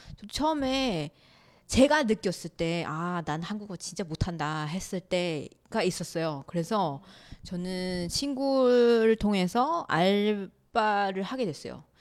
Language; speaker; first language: Korean; non-native, fluent; Chinese